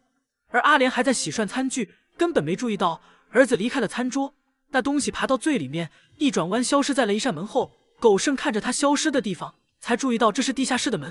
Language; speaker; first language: Chinese; native; Chinese